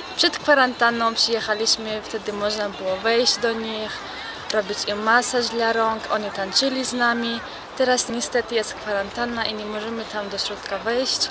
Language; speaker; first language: Polish; early bilingual, other home language; Chechen